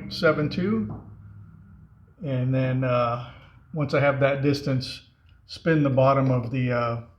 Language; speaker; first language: English; native; English